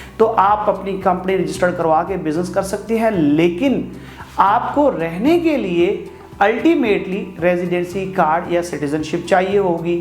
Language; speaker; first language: Urdu; native; Urdu